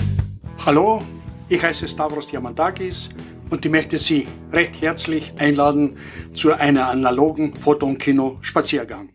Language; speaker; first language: German; non-native, fluent; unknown